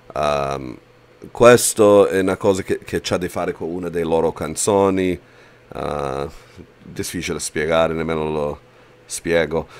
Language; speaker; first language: Italian; early bilingual, heritage; Italian